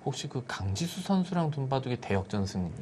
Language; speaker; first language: Korean; native; Korean